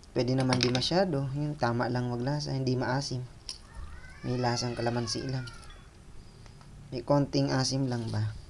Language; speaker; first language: Filipino; non-native, local second language; Bikol